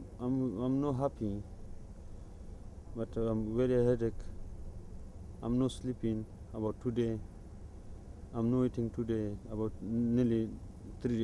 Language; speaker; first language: English; non-native, learner; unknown